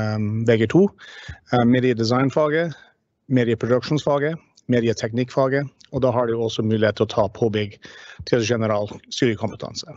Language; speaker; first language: Norwegian; non-native, fluent; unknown